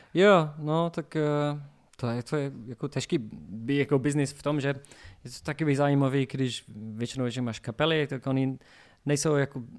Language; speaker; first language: Czech; non-native, learner; English